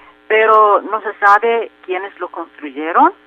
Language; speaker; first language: Spanish; non-native, fluent; Turkish